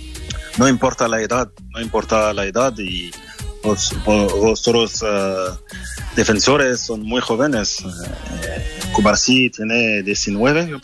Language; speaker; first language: Spanish; non-native, fluent; French